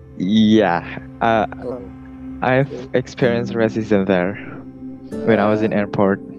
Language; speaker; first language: English; non-native, learner; Indonesian